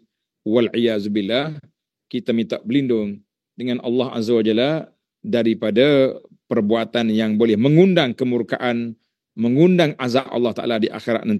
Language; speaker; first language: Malay; native; Malay